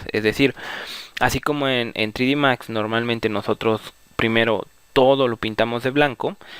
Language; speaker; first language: Spanish; native; Spanish